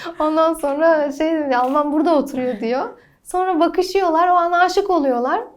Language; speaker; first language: Turkish; early bilingual, heritage; Turkish